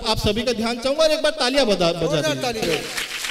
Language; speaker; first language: Hindi; native; Hindi